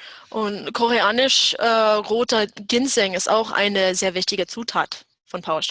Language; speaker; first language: German; non-native, fluent; English